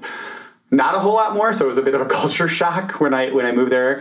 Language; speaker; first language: English; native; English